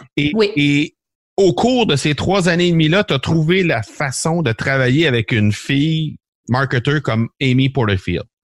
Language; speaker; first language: French; native; French